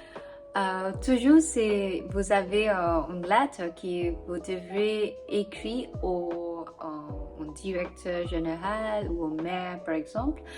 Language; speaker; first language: French; non-native, fluent; English